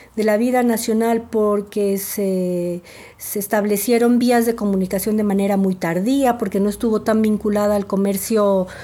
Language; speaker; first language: Spanish; native; Spanish